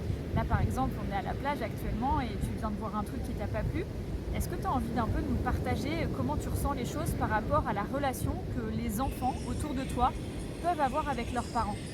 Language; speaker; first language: French; native; French